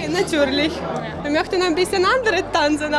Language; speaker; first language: German; non-native, learner; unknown